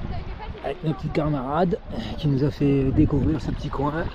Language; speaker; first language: French; native; French